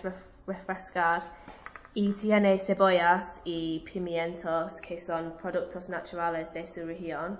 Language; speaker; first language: Spanish; non-native, learner; English